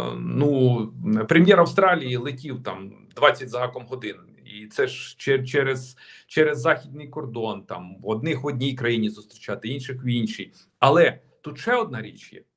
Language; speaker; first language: Ukrainian; native; Ukrainian